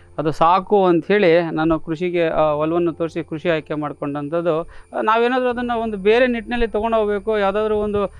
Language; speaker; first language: Kannada; native; Kannada